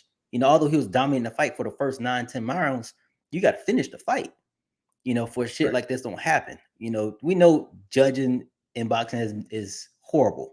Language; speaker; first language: English; native; English